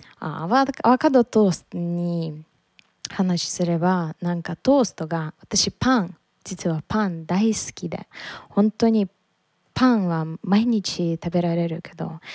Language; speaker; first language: Japanese; non-native, learner; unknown